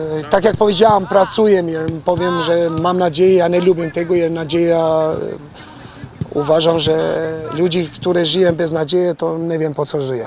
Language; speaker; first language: Polish; non-native, fluent; Albanian